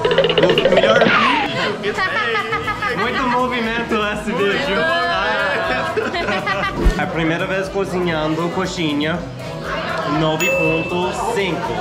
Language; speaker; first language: Portuguese; non-native, learner; English